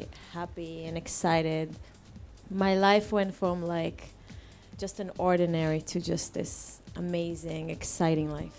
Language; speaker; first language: English; non-native, fluent; Hebrew